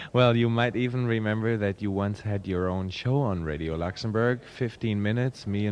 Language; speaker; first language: English; non-native, fluent; German